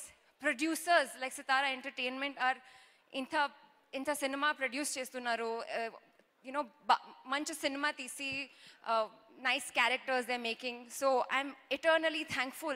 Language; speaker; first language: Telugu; non-native, learner; Kannada